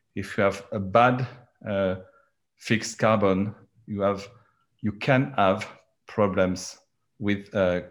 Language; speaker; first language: English; non-native, learner; French